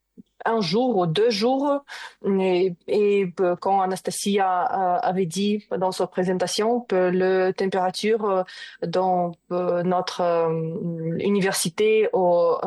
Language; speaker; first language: French; non-native, learner; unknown